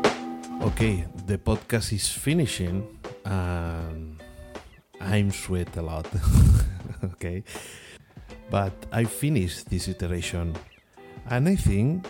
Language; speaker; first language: English; non-native, learner; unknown